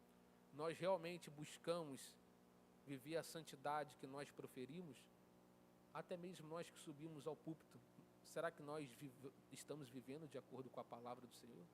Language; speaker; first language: Portuguese; native; Portuguese